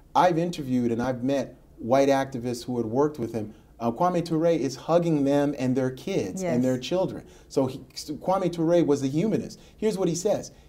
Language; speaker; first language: English; native; English